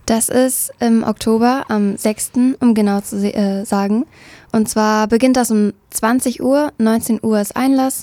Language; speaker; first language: German; native; German